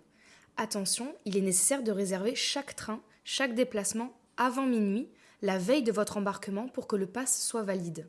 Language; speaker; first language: French; native; French